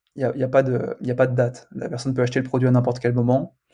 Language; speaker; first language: French; native; French